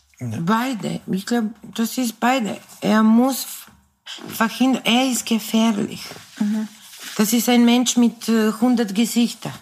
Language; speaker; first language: German; non-native, fluent; Serbian